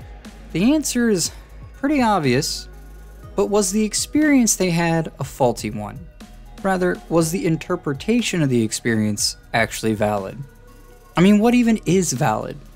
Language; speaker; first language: English; native; English